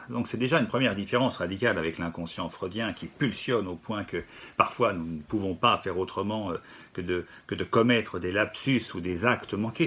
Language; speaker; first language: French; native; French